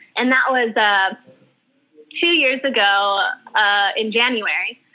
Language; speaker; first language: English; early bilingual, other home language; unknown